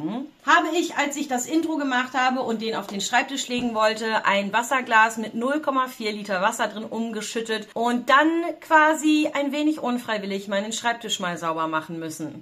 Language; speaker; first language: German; native; German